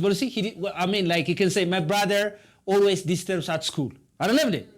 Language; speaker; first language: English; non-native, local second language; Amharic